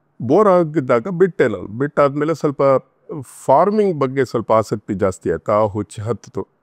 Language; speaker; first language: Kannada; non-native, local second language; Tamil